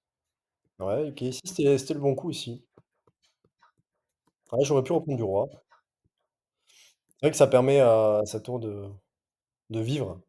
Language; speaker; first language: French; native; French